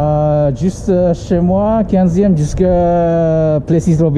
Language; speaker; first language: French; non-native, learner; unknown